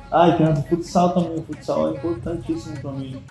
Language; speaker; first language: Portuguese; native; Portuguese